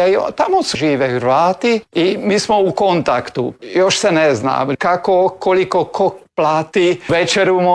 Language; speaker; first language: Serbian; early bilingual, heritage; Serbian